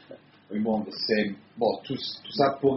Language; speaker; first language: French; non-native, fluent; Italian